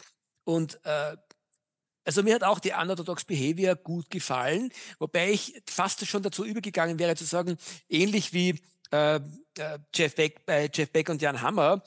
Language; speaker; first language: German; native; German